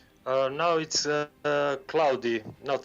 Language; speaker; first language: English; non-native, learner; Serbian